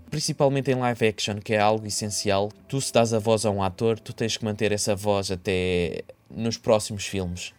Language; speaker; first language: Portuguese; native; Portuguese